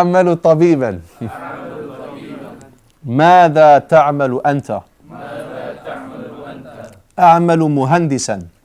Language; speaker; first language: Arabic; non-native, fluent; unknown